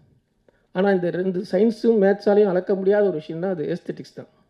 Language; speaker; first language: Tamil; native; Tamil